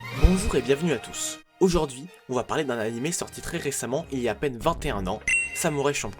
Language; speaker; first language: French; native; French